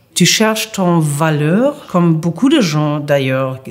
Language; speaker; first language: French; non-native, fluent; German